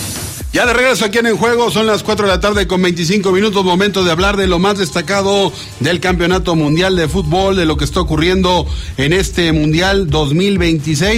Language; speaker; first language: Spanish; native; Spanish